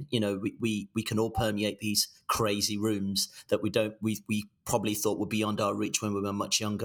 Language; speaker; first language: English; non-native, local second language; Yoruba